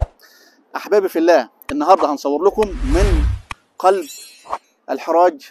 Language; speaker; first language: Arabic; native; Arabic